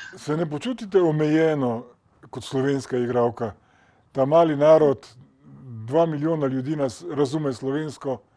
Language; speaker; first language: Slovenian; native; Slovenian